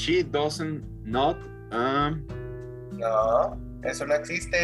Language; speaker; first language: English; non-native, fluent; Spanish